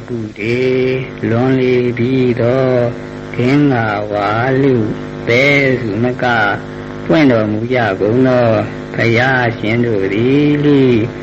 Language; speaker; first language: Burmese; native; Burmese